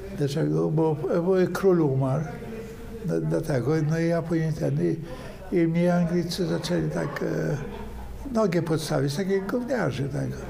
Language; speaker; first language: Polish; native; Polish